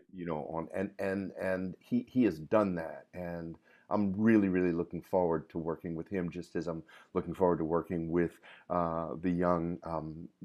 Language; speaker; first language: English; native; English